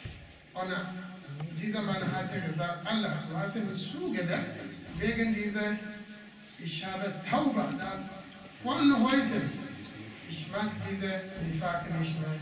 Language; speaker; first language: German; non-native, learner; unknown